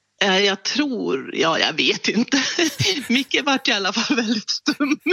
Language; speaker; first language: Swedish; native; Swedish